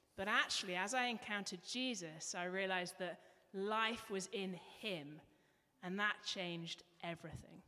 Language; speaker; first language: English; native; English